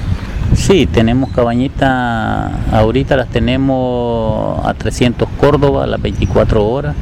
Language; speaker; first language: Spanish; native; Spanish